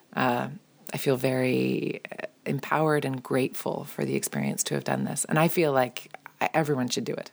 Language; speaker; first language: English; native; English